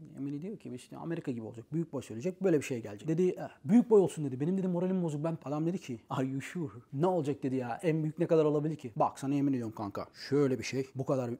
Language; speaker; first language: Turkish; native; Turkish